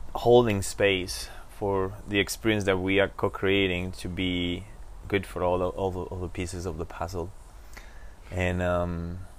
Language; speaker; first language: English; non-native, fluent; Spanish